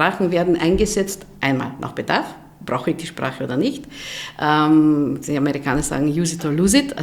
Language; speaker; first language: German; non-native, fluent; Hungarian